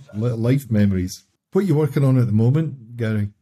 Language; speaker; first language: English; native; English